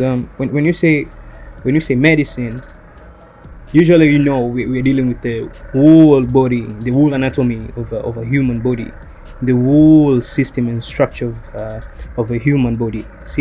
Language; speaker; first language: English; non-native, local second language; Swahili